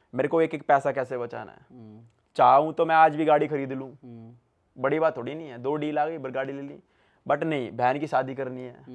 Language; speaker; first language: Hindi; native; Hindi